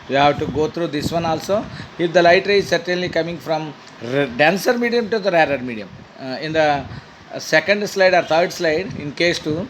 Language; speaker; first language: English; non-native, local second language; Telugu